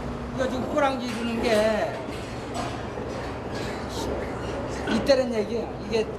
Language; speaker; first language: Korean; native; Korean